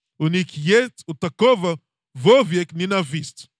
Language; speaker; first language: Russian; non-native, learner; English